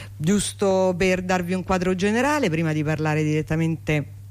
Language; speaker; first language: Italian; native; Italian